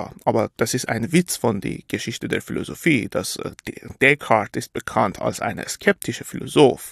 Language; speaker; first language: German; non-native, fluent; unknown